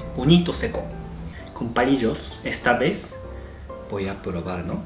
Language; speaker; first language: Spanish; non-native, learner; Japanese